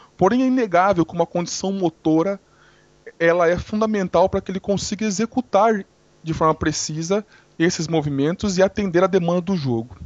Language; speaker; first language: Portuguese; native; Portuguese